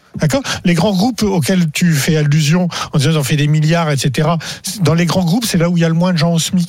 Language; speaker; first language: French; native; French